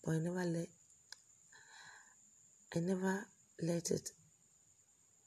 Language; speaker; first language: English; non-native, local second language; Igbo